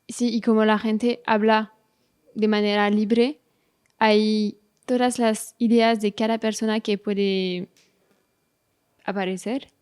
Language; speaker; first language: Spanish; non-native, fluent; French